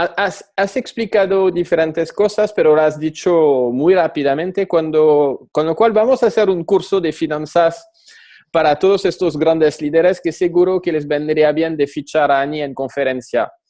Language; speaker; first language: Spanish; non-native, fluent; French